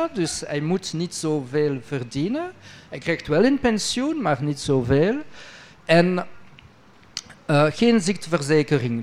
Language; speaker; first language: Dutch; non-native, local second language; French